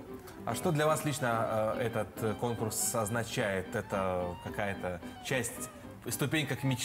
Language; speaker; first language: Russian; native; Russian